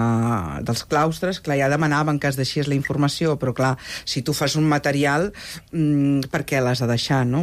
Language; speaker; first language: Catalan; native; Catalan